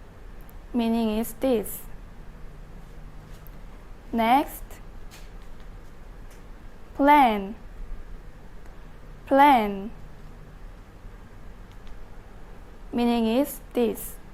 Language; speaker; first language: English; non-native, learner; Indonesian